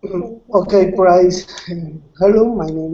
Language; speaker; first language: English; non-native, learner; Spanish